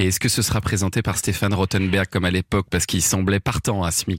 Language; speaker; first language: French; native; French